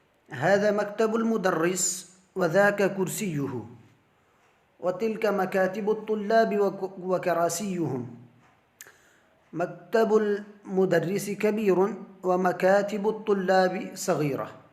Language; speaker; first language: Arabic; non-native, fluent; Urdu